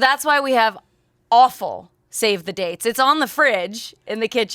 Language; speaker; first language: English; native; English